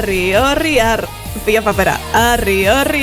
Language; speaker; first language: Basque; native; Basque